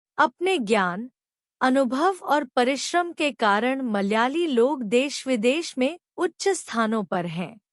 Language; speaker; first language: Hindi; native; Hindi